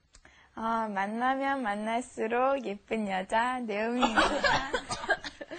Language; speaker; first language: Korean; non-native, learner; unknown